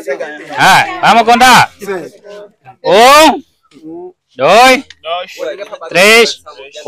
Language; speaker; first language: Portuguese; non-native, learner; Vietnamese